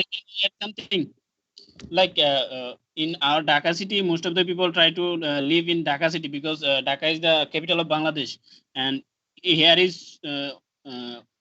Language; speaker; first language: English; non-native, learner; Bangla